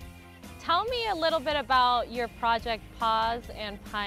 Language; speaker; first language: English; native; English